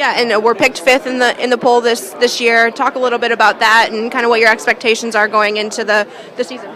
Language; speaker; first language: English; native; English